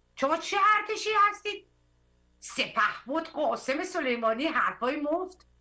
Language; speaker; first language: Persian; early bilingual, heritage; Persian